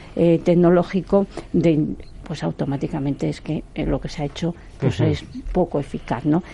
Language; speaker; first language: Spanish; native; Spanish